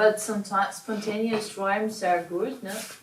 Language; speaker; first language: English; non-native, learner; Russian